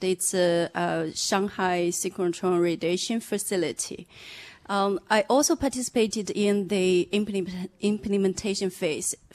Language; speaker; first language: English; non-native, fluent; Chinese